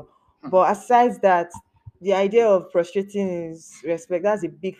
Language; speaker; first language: English; non-native, local second language; Yoruba